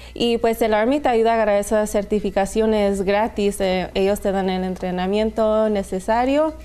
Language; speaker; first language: Spanish; early bilingual, heritage; Spanish